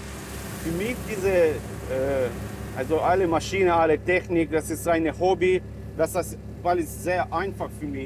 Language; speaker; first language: German; non-native, learner; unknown